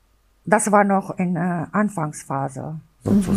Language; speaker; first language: German; non-native, local second language; Albanian